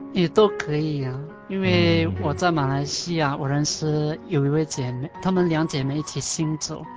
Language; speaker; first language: Chinese; non-native, local second language; Hakka Chinese